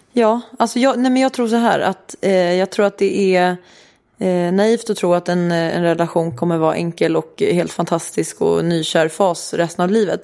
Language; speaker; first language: Swedish; native; Swedish